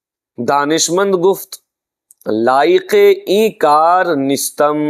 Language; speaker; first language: Persian; non-native, fluent; Urdu